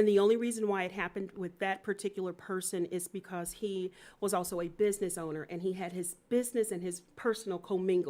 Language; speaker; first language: English; native; English